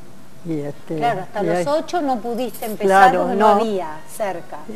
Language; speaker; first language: Spanish; native; Spanish